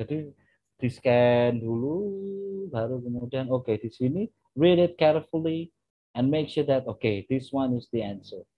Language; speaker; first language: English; non-native, fluent; Indonesian